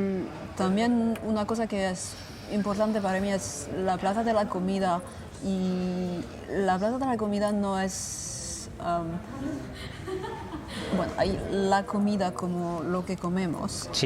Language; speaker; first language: Spanish; non-native, fluent; French